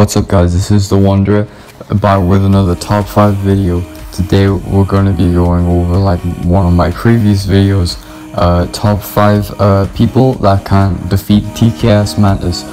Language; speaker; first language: English; native; English